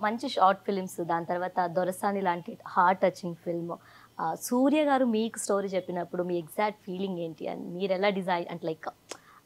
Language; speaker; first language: Telugu; native; Telugu